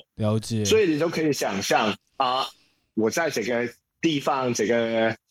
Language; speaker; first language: Chinese; non-native, local second language; Cantonese